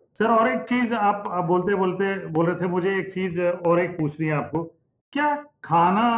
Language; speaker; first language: Hindi; non-native, local second language; Punjabi